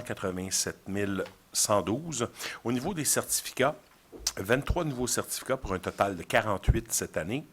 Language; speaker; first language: French; native; French